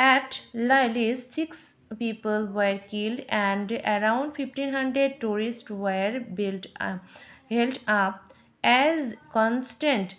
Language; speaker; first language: English; non-native, local second language; Bangla